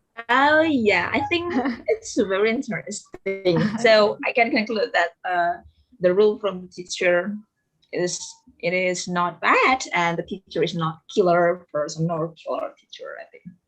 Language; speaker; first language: English; non-native, learner; Indonesian